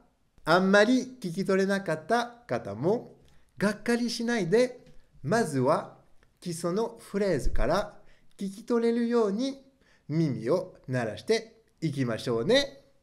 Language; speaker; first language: Japanese; non-native, fluent; French